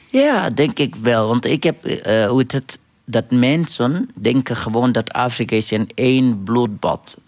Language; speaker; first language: Dutch; non-native, fluent; Arabic